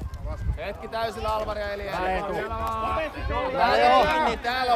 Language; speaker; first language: Finnish; native; Finnish